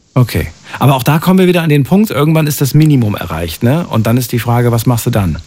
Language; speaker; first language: German; native; German